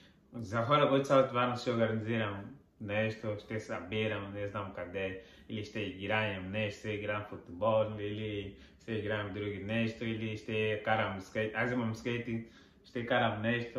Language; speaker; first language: Bulgarian; non-native, learner; Portuguese